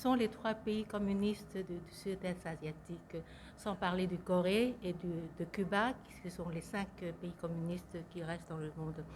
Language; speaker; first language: French; non-native, fluent; Lao